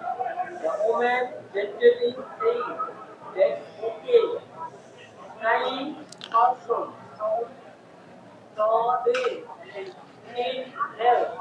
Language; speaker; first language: English; non-native, learner; Bangla